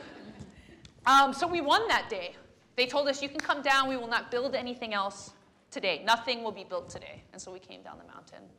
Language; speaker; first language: English; native; English